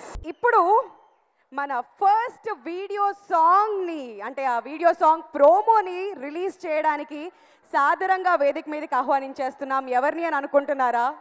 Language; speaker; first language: Telugu; native; Telugu